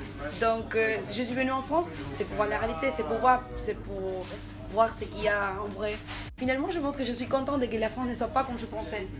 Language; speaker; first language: French; non-native, fluent; Spanish